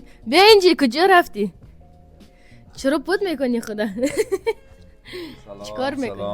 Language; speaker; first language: Persian; early bilingual, heritage; Persian